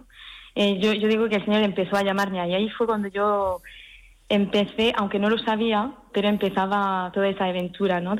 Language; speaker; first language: Spanish; early bilingual, heritage; French